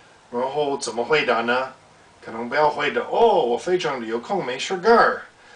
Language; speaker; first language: Chinese; non-native, fluent; English